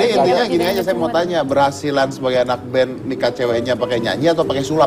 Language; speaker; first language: Indonesian; native; Indonesian